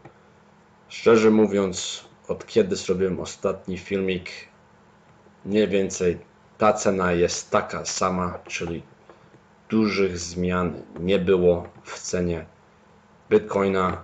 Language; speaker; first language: Polish; early bilingual, heritage; Polish